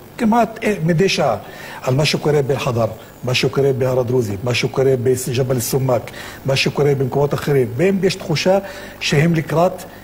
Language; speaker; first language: Hebrew; non-native, local second language; Arabic